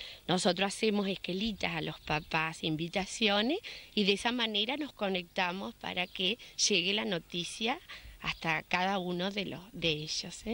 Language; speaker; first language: Spanish; native; Spanish